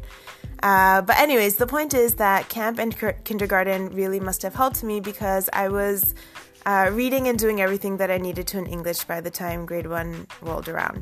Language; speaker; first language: English; early bilingual, other home language; Urdu